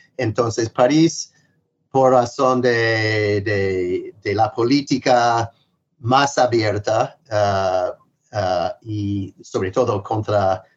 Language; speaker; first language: Spanish; non-native, fluent; English